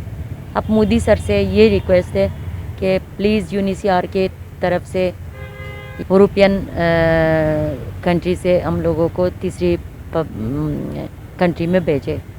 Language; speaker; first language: Hindi; non-native, fluent; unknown